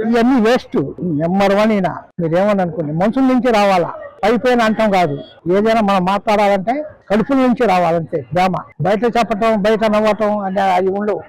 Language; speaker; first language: Telugu; native; Telugu